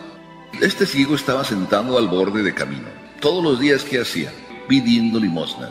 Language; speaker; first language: Spanish; native; Spanish